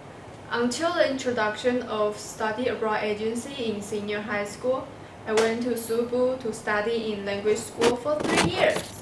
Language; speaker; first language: English; non-native, learner; Chinese